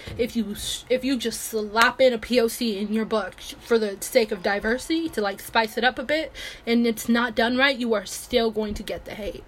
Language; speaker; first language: English; early bilingual, other home language; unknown